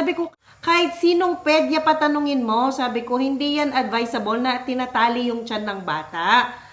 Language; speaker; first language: Filipino; non-native, local second language; Pampanga